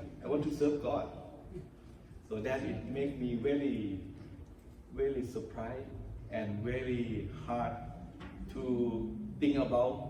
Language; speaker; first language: English; non-native, learner; Thai